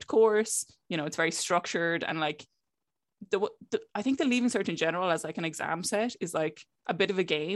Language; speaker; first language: English; native; English